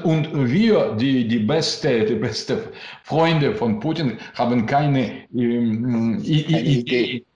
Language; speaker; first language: German; non-native, learner; Russian